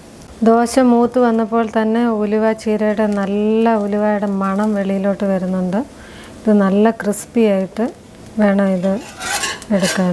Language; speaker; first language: Malayalam; native; Malayalam